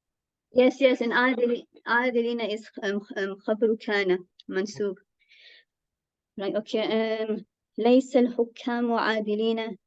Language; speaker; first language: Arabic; non-native, learner; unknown